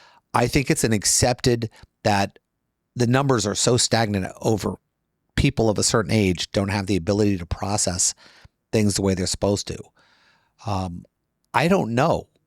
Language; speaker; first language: English; native; English